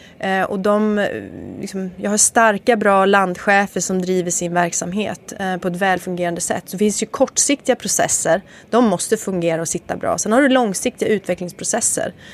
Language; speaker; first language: Swedish; native; Swedish